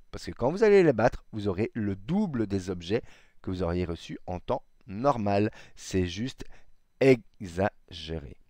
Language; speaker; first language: French; native; French